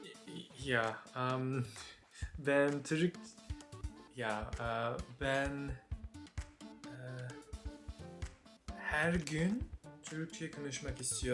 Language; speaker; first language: Turkish; non-native, learner; English